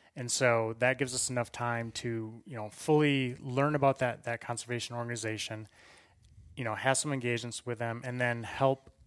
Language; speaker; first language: English; native; English